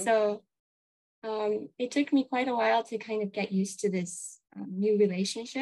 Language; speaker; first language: English; non-native, local second language; Japanese